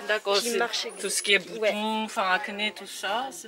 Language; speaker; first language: French; non-native, fluent; Japanese